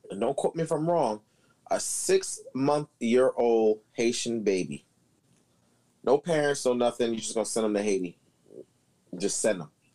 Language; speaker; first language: English; native; English